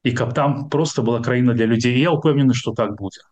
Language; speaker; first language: Russian; non-native, local second language; Belarusian